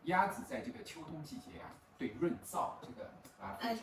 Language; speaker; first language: Chinese; native; Chinese